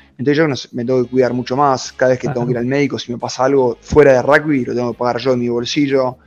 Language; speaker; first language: Spanish; native; Spanish